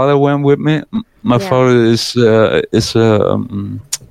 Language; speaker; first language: English; non-native, fluent; German